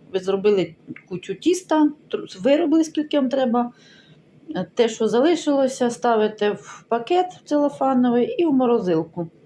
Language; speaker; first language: Ukrainian; non-native, local second language; Russian